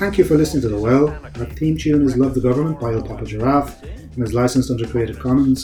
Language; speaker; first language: English; native; English